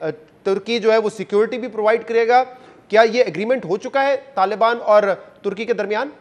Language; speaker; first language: Urdu; native; Urdu